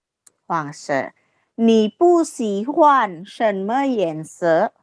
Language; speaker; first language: Chinese; non-native, fluent; Indonesian